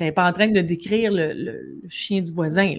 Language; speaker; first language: French; native; French